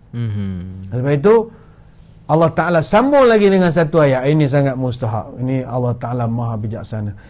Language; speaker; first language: Malay; native; Malay